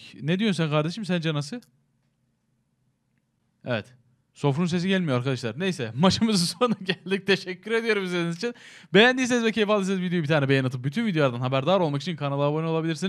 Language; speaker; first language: Turkish; native; Turkish